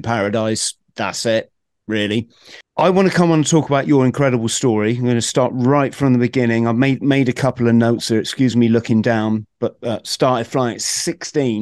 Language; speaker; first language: English; native; English